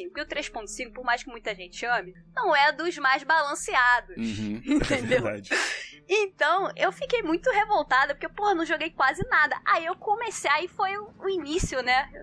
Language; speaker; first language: Portuguese; native; Portuguese